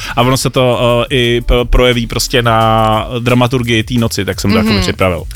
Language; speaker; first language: Czech; native; Czech